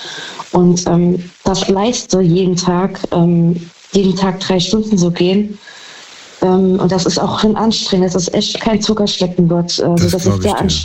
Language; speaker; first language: German; native; German